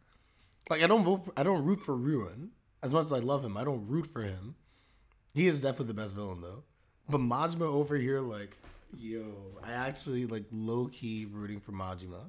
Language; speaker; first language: English; native; English